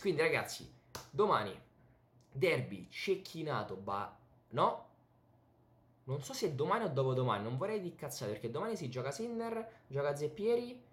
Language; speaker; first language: Italian; native; Italian